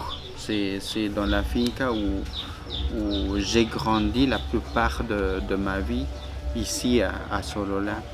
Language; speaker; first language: French; non-native, fluent; Spanish